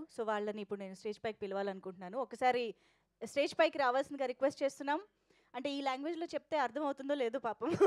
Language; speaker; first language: Telugu; native; Telugu